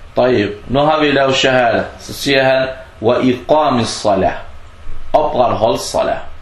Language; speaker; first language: Danish; non-native, fluent; Arabic